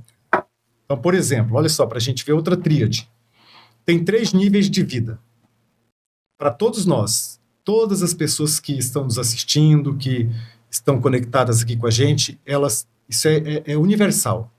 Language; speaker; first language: Portuguese; native; Portuguese